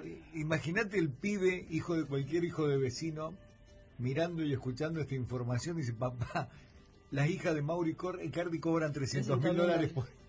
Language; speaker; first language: Spanish; native; Spanish